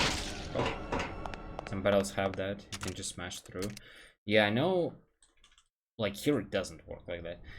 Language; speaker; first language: English; non-native, fluent; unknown